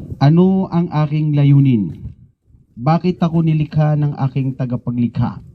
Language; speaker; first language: Filipino; non-native, local second language; Cebuano